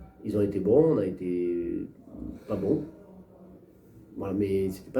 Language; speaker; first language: French; native; French